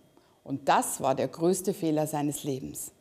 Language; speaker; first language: German; native; German